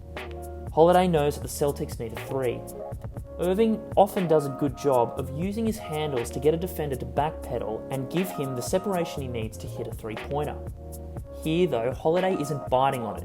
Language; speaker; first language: English; native; English